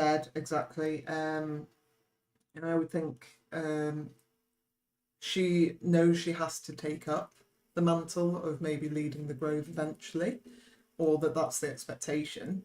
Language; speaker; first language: English; native; English